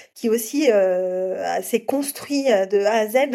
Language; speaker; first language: French; native; French